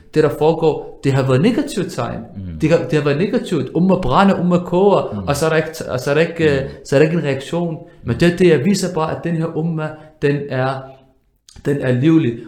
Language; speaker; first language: Danish; early bilingual, other home language; Arabic